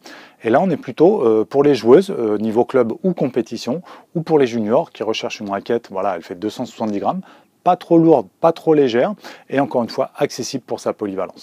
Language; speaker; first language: French; native; French